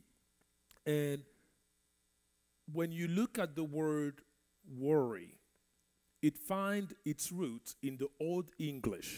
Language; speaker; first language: English; non-native, fluent; French